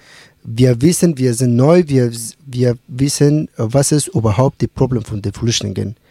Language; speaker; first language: German; non-native, learner; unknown